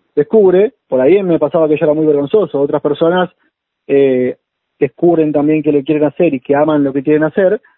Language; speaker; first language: Spanish; native; Spanish